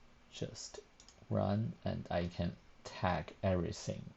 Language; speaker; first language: English; non-native, fluent; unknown